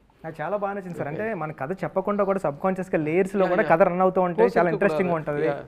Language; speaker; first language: Telugu; native; Telugu